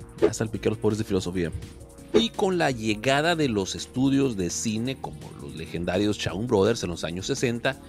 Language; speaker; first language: Spanish; native; Spanish